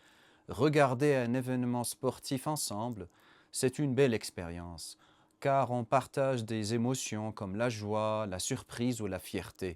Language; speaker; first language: French; non-native, learner; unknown